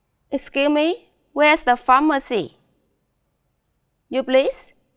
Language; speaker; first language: English; non-native, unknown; Vietnamese